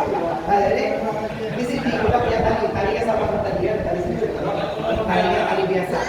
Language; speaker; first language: Indonesian; non-native, local second language; Achinese